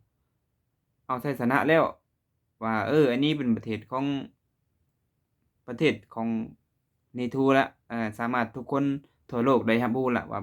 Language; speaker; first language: Thai; non-native, local second language; Lao